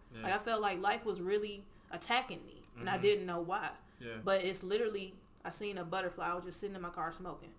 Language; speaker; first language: English; native; English